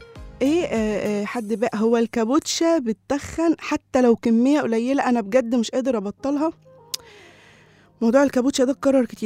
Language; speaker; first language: Arabic; native; Arabic